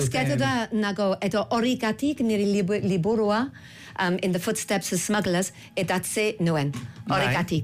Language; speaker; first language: Basque; non-native, learner; English